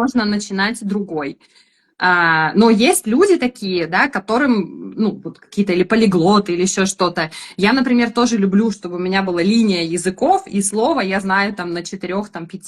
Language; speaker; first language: Russian; native; Russian